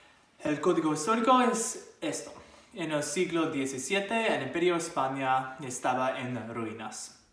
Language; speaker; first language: Spanish; non-native, learner; English